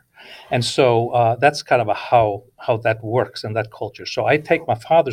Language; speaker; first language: English; non-native, fluent; Icelandic